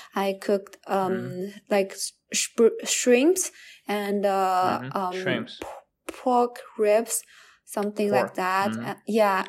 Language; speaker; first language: English; non-native, learner; Chinese